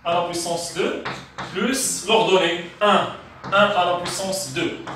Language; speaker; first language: French; non-native, local second language; Arabic